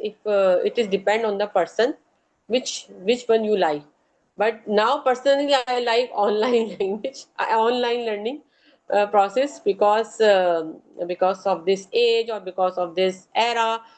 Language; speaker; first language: English; non-native, learner; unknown